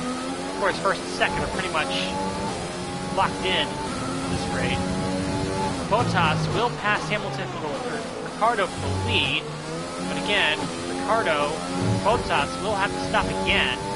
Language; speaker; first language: English; native; English